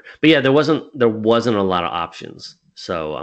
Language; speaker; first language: English; native; English